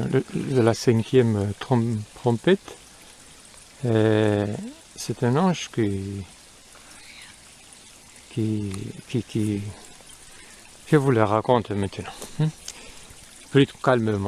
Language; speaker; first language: French; non-native, fluent; Spanish